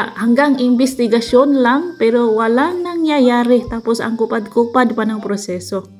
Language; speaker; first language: Filipino; non-native, local second language; Cebuano